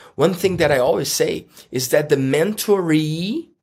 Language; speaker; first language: English; non-native, fluent; Portuguese